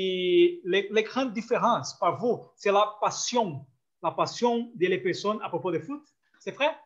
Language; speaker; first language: French; non-native, fluent; Portuguese